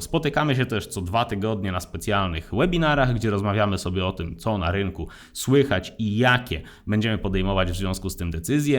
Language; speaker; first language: Polish; native; Polish